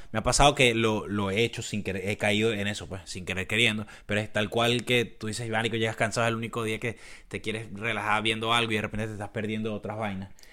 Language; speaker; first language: Spanish; native; Spanish